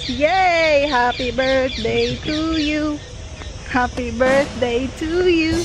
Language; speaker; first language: English; non-native, fluent; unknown